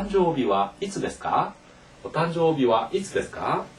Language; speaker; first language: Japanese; non-native, fluent; Korean